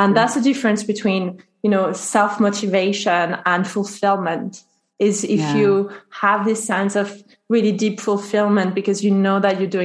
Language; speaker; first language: English; non-native, fluent; French